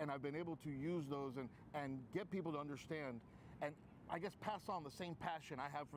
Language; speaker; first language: English; early bilingual, other home language; Spanish